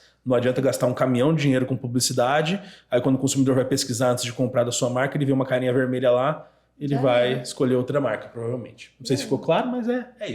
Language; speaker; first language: Portuguese; native; Portuguese